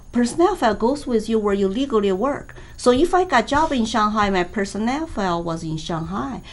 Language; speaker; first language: English; non-native, fluent; Chinese